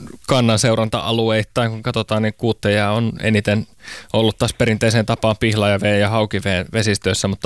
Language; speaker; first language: Finnish; native; Finnish